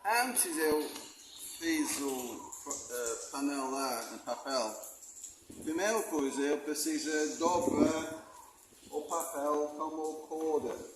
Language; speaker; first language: Portuguese; non-native, learner; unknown